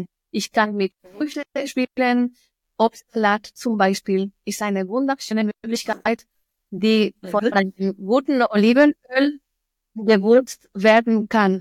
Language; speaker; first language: German; non-native, fluent; Spanish